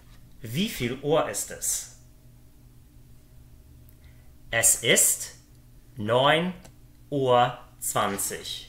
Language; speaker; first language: German; non-native, fluent; English